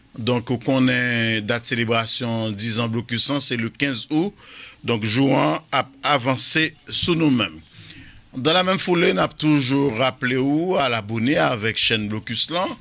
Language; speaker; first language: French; non-native, local second language; Haitian Creole